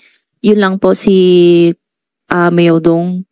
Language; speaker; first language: Filipino; non-native, learner; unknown